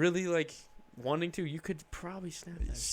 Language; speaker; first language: English; native; English